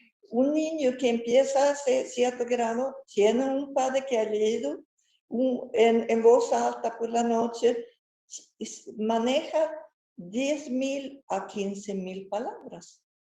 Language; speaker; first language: Spanish; non-native, fluent; Swedish